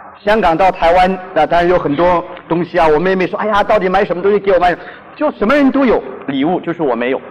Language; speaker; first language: Chinese; non-native, local second language; Cantonese